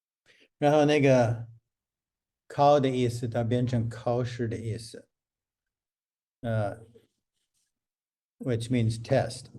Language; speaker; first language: Chinese; non-native, fluent; English